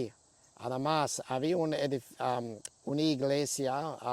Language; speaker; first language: Spanish; non-native, fluent; English